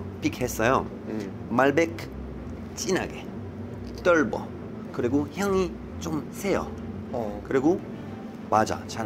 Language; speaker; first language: Korean; non-native, learner; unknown